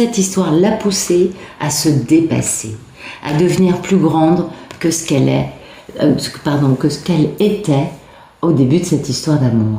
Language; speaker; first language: French; native; French